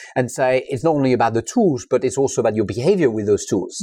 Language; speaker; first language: English; non-native, fluent; French